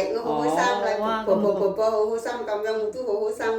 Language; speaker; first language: Cantonese; non-native, fluent; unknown